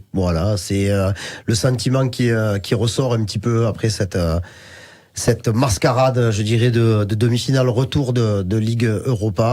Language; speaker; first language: French; native; French